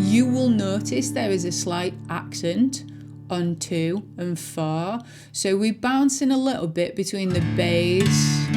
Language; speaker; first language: English; native; English